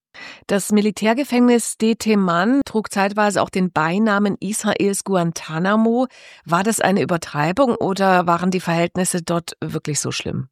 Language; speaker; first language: German; native; German